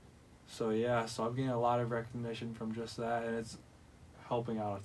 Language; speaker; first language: English; native; English